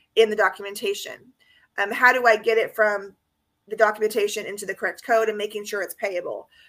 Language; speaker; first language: English; native; English